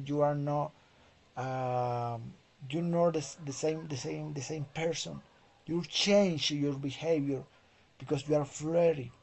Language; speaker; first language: English; non-native, fluent; Spanish